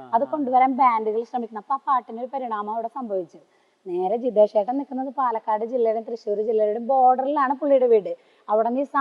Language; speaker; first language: Malayalam; native; Malayalam